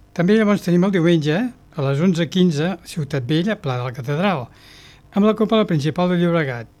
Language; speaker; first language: Catalan; native; Catalan